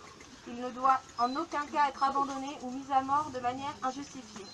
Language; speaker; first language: French; native; French